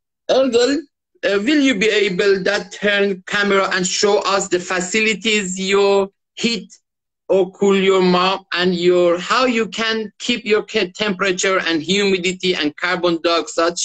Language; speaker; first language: English; non-native, learner; Persian